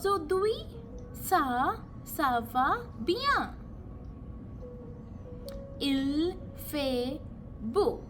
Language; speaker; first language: French; non-native, fluent; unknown